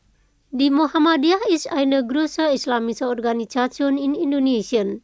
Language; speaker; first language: German; non-native, fluent; Indonesian